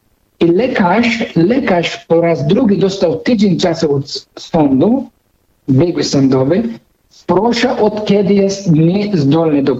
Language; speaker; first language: Polish; non-native, fluent; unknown